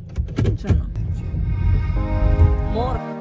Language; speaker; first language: Korean; non-native, learner; Filipino